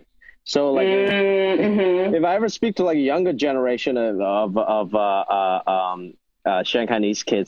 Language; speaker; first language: English; non-native, local second language; Wu Chinese